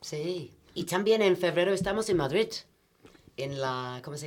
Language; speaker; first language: Spanish; non-native, fluent; English